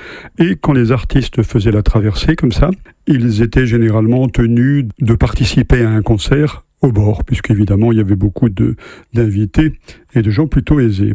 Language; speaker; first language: French; native; French